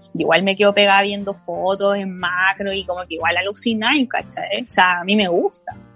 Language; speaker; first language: Spanish; native; Spanish